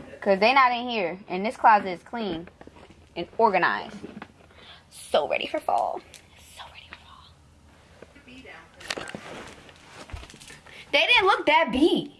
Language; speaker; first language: English; native; English